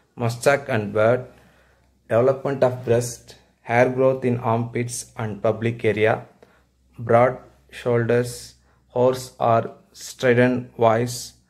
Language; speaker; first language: English; non-native, local second language; Tamil